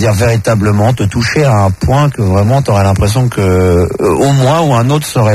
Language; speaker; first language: French; native; French